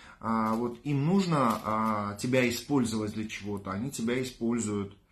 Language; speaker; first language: Russian; non-native, local second language; Armenian